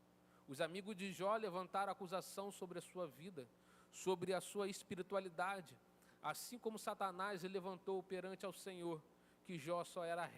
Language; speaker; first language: Portuguese; native; Portuguese